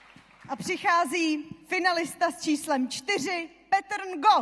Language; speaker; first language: Czech; native; Czech